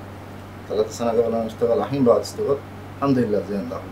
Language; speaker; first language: Arabic; non-native, learner; Bangla